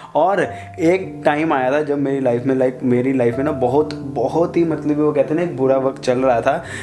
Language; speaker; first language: Hindi; non-native, local second language; Punjabi